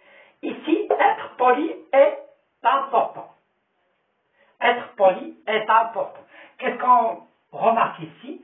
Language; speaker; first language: French; non-native, local second language; Arabic